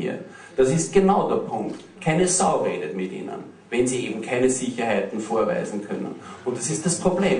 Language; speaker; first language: German; native; German